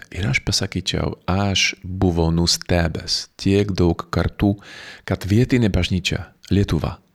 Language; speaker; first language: Lithuanian; non-native, fluent; Slovak